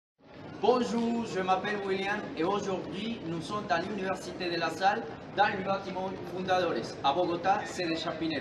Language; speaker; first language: French; non-native, learner; Spanish